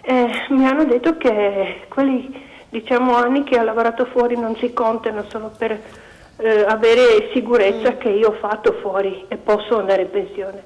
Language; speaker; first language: Italian; non-native, learner; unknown